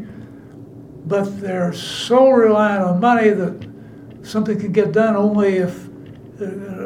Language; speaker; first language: English; native; English